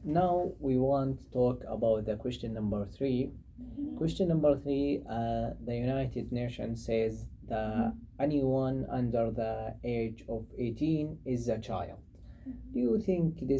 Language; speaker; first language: English; non-native, learner; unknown